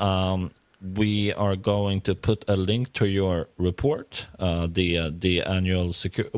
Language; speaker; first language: English; non-native, fluent; Swedish